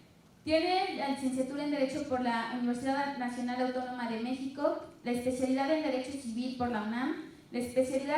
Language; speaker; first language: Spanish; native; Spanish